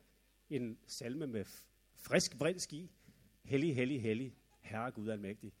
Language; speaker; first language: Danish; native; Danish